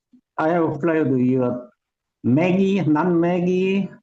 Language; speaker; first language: English; non-native, learner; Korean